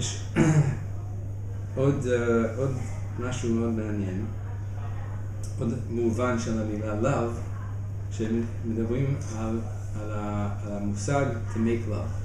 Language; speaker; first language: Hebrew; non-native, fluent; English